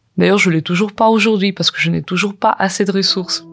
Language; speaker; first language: French; non-native, fluent; Ukrainian